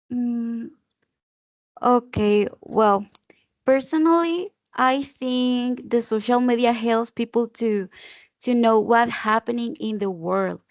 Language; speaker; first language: English; non-native, learner; Spanish